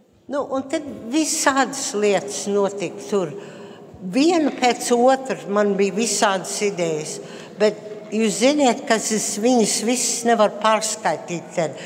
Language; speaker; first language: Latvian; early bilingual, heritage; Latvian